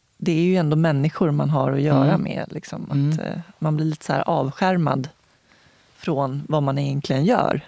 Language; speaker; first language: Swedish; native; Swedish